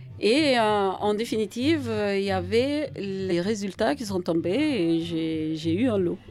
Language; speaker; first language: French; non-native, local second language; Jola-Fonyi